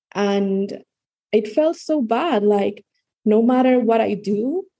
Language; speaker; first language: English; non-native, fluent; Spanish